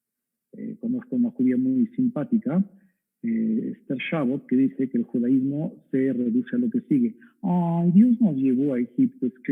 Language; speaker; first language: Spanish; native; Spanish